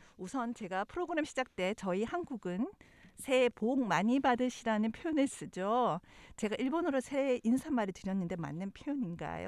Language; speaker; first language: Korean; native; Korean